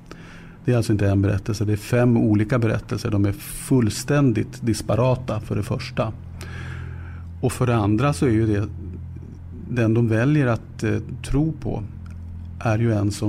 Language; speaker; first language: Swedish; native; Swedish